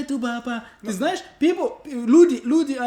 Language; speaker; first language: Russian; non-native, learner; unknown